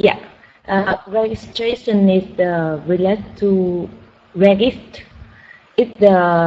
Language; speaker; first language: English; non-native, learner; Vietnamese